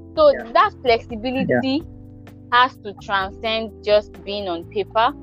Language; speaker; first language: English; non-native, local second language; Yoruba